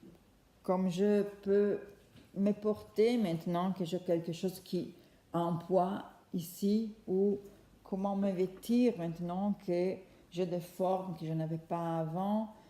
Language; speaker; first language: French; non-native, fluent; Italian